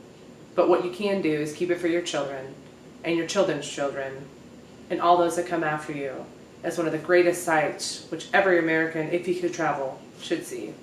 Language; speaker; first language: English; native; English